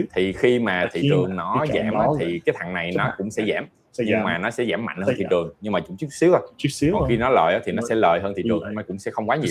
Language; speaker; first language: Vietnamese; native; Vietnamese